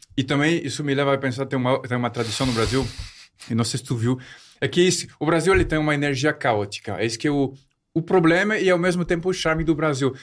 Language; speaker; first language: Portuguese; non-native, fluent; French